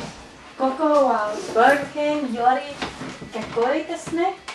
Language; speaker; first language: Japanese; non-native, learner; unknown